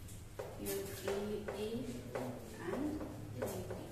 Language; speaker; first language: English; non-native, local second language; Odia